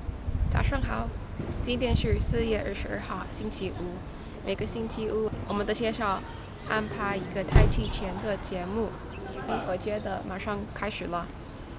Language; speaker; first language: Chinese; non-native, learner; Filipino